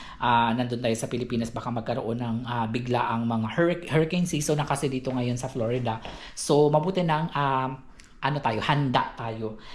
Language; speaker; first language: Filipino; native; Filipino